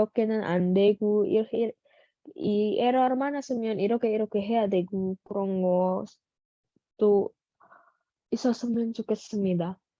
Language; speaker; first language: Korean; non-native, learner; Indonesian